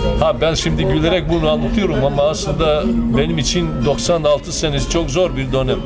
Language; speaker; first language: Turkish; non-native, fluent; Serbian